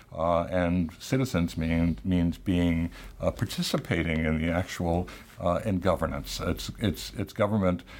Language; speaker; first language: English; native; English